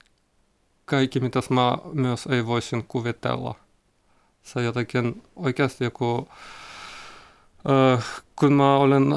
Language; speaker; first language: Finnish; non-native, learner; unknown